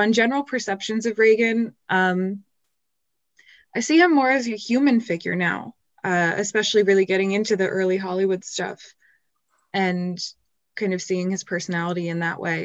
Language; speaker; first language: English; native; English